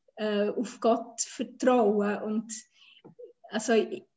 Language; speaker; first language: German; non-native, fluent; Swiss German